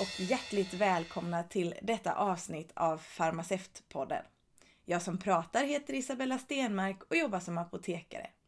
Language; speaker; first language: Swedish; native; Swedish